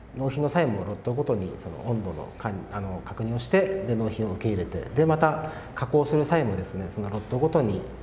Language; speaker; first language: Japanese; native; Japanese